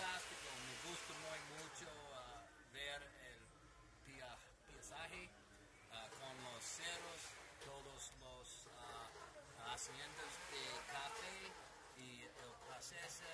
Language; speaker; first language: Spanish; non-native, learner; English